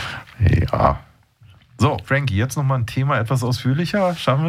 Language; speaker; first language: German; native; German